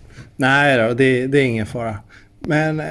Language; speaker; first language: Swedish; native; Swedish